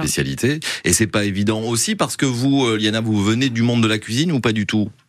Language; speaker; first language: French; native; French